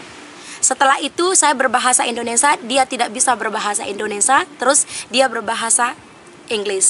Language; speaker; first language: Indonesian; non-native, local second language; Sasak